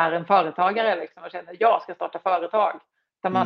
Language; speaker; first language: Swedish; native; Swedish